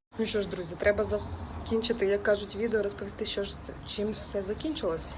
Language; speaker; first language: Ukrainian; native; Ukrainian